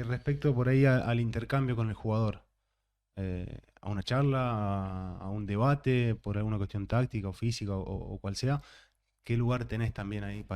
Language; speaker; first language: Spanish; native; Spanish